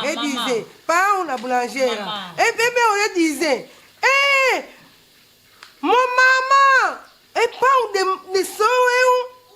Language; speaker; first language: Portuguese; non-native, learner; Lingala